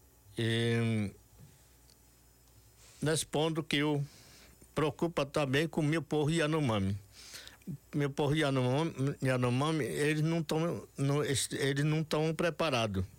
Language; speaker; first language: Portuguese; non-native, local second language; Yanomámi